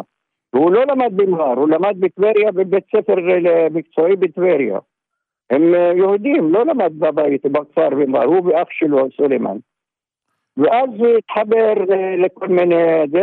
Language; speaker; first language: Hebrew; non-native, local second language; Arabic